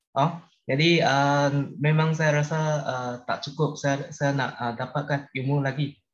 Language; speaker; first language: Malay; non-native, local second language; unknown